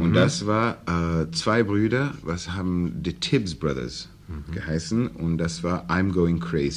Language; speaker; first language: German; non-native, learner; English